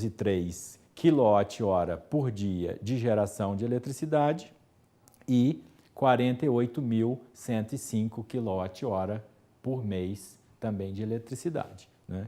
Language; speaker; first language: Portuguese; native; Portuguese